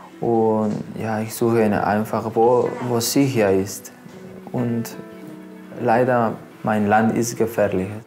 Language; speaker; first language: German; non-native, learner; Spanish